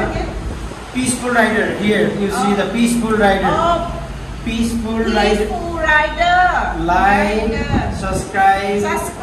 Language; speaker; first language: English; non-native, learner; Nepali